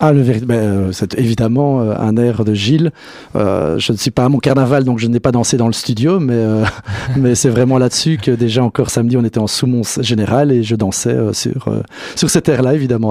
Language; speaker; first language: French; native; French